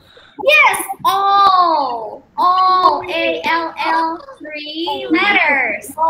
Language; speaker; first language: English; non-native, fluent; Chinese